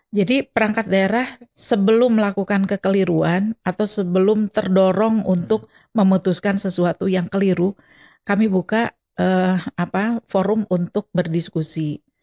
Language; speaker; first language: Indonesian; non-native, local second language; Sundanese